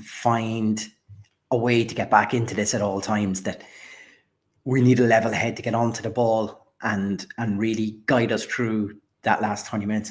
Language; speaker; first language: English; native; English